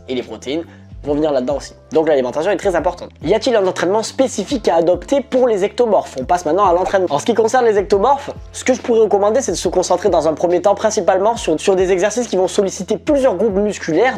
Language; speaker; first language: French; native; French